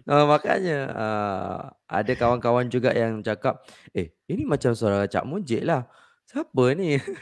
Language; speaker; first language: Malay; non-native, fluent; Indonesian